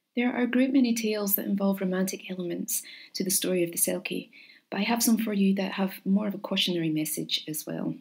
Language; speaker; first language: English; native; English